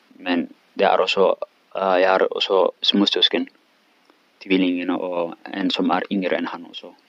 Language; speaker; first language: Swedish; non-native, learner; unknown